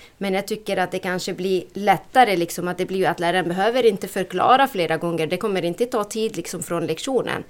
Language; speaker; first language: Swedish; non-native, fluent; Arabic